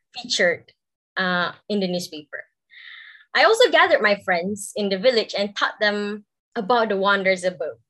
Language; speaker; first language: English; non-native, local second language; Malay